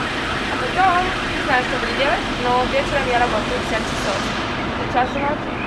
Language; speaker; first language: Russian; early bilingual, heritage; Russian